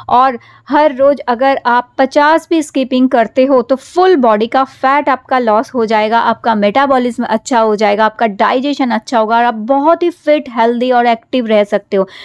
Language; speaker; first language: Hindi; native; Hindi